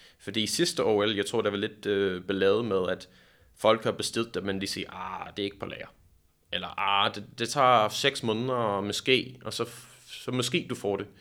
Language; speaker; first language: Danish; non-native, fluent; English